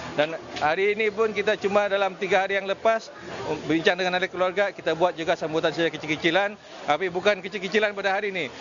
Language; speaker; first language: Malay; native; Malay